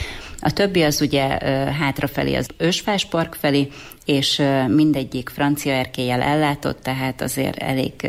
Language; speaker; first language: Hungarian; native; Hungarian